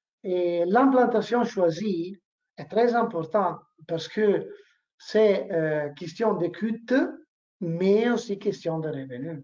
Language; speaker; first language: French; non-native, learner; Italian